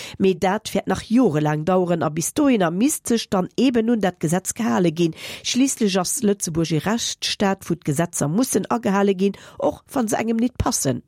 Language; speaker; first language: Luxembourgish; native; Luxembourgish